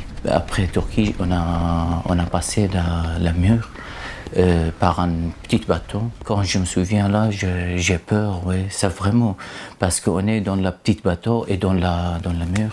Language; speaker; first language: French; non-native, learner; Arabic